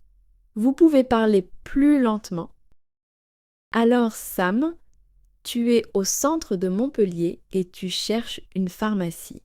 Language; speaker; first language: French; native; French